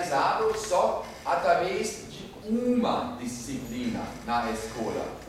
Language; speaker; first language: Portuguese; non-native, fluent; German